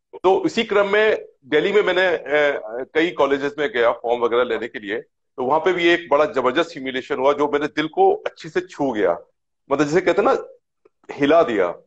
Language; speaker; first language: Hindi; native; Hindi